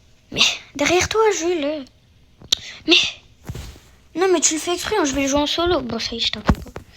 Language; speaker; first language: French; native; French